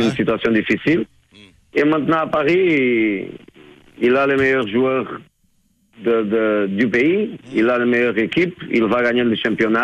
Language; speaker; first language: French; non-native, fluent; Portuguese